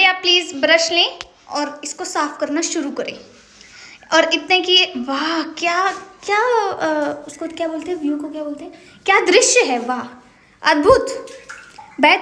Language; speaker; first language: Hindi; native; Hindi